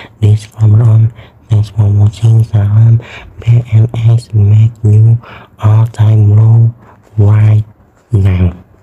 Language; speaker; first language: English; non-native, learner; Indonesian